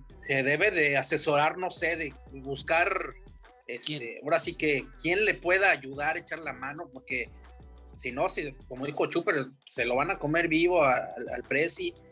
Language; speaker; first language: Spanish; native; Spanish